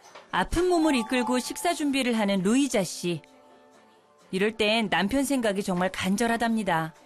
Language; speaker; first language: Korean; native; Korean